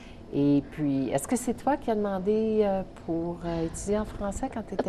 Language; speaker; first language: French; native; French